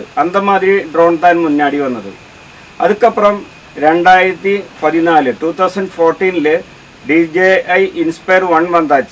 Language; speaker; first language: Tamil; non-native, learner; Malayalam